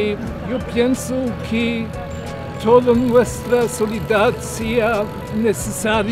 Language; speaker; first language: Spanish; non-native, learner; German